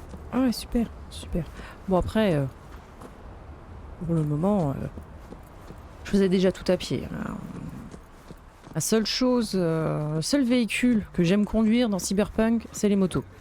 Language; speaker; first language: French; native; French